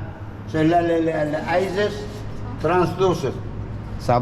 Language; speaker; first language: French; non-native, learner; Arabic